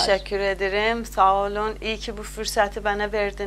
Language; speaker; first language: Turkish; non-native, learner; Azerbaijani